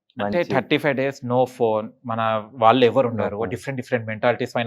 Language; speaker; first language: Telugu; native; Telugu